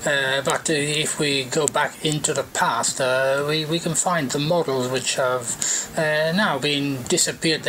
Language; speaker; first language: English; native; English